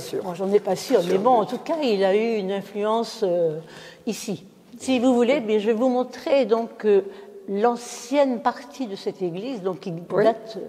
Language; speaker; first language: French; native; French